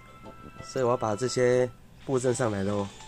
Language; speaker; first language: Chinese; native; Chinese